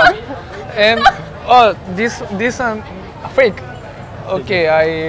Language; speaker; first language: English; non-native, learner; Japanese